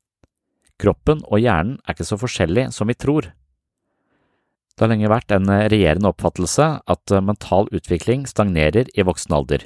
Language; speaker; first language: Norwegian; native; Norwegian